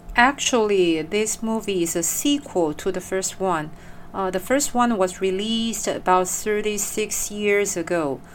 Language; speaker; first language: English; non-native, fluent; Chinese